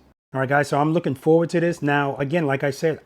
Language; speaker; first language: English; native; English